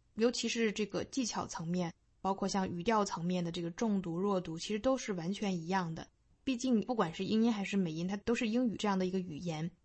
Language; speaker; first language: Chinese; native; Chinese